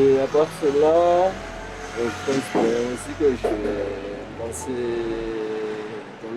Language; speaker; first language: French; non-native, local second language; Malagasy